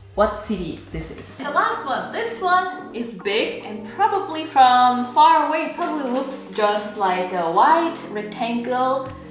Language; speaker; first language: English; non-native, fluent; Russian